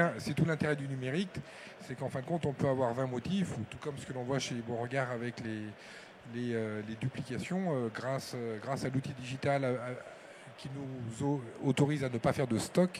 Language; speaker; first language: French; native; French